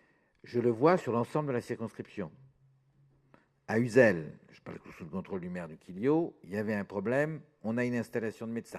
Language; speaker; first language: French; native; French